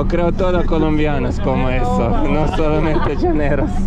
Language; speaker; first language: Spanish; non-native, learner; Croatian